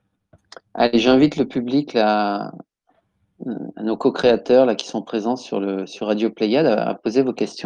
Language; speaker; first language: French; native; French